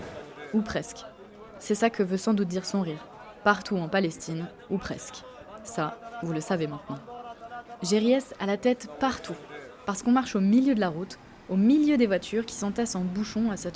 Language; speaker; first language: French; native; French